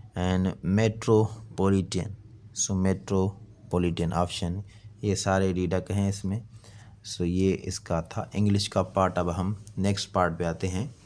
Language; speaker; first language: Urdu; non-native, local second language; Sindhi